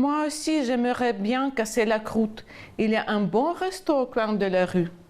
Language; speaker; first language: French; non-native, fluent; Ukrainian